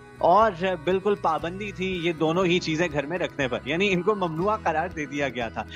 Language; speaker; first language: Urdu; non-native, local second language; Punjabi